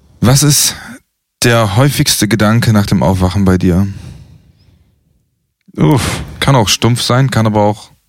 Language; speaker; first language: German; native; German